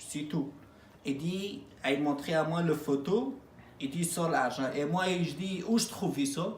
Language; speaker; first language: French; non-native, learner; Arabic